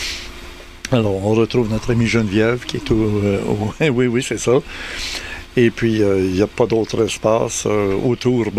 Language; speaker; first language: French; native; French